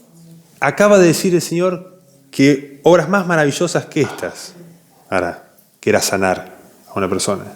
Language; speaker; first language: Spanish; native; Spanish